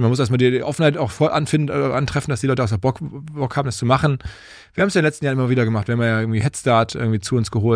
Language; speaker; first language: German; native; German